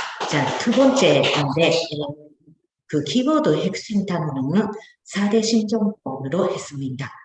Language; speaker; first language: Korean; non-native, fluent; Japanese